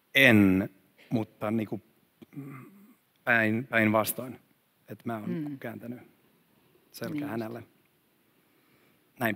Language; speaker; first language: Finnish; non-native, fluent; Swedish